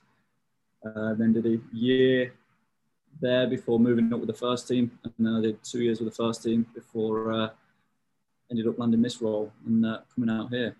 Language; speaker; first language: English; native; English